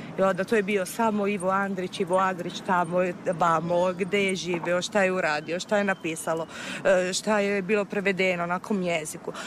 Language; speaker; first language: Serbian; non-native, fluent; Italian